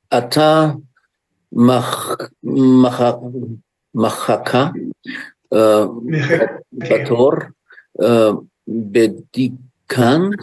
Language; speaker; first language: Hebrew; non-native, learner; German